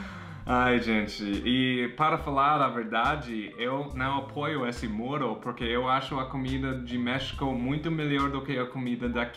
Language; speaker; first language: Portuguese; non-native, fluent; English